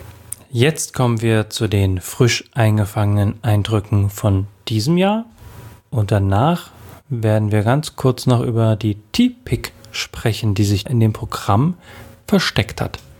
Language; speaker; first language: German; native; German